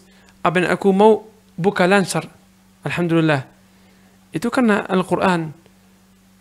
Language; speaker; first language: Indonesian; non-native, learner; Arabic